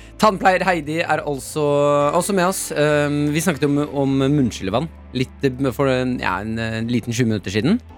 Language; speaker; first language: Norwegian; native; Norwegian